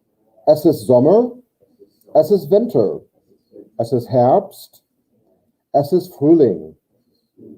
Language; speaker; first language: German; non-native, fluent; English